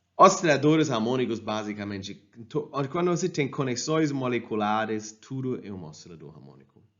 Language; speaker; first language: Portuguese; non-native, fluent; German